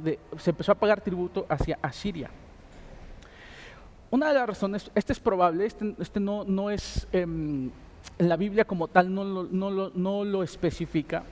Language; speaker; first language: Spanish; native; Spanish